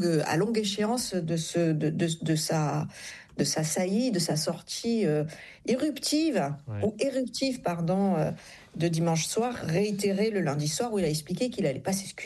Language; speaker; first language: French; native; French